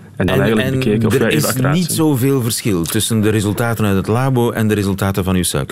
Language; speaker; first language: Dutch; native; Dutch